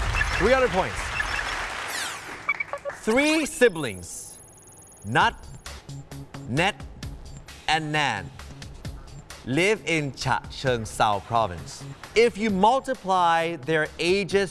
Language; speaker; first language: English; non-native, fluent; Thai